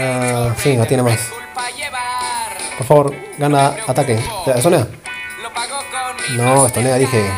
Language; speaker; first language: Spanish; native; Spanish